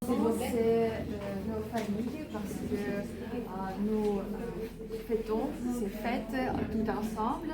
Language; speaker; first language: French; non-native, learner; Ukrainian